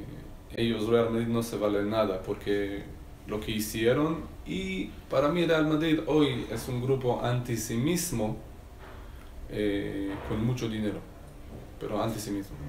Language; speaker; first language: Spanish; non-native, learner; Hebrew